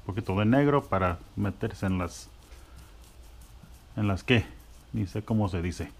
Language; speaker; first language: Spanish; early bilingual, heritage; Spanish